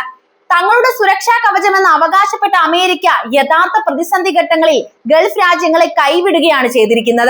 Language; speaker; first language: Malayalam; native; Malayalam